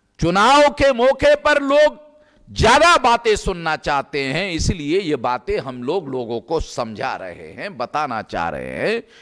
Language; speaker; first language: Hindi; non-native, local second language; Marathi